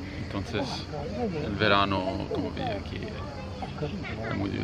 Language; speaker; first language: Spanish; non-native, learner; Italian